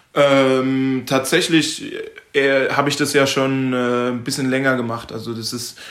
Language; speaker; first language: German; native; German